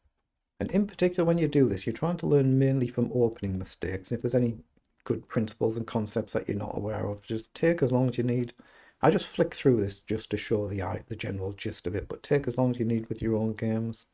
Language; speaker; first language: English; native; English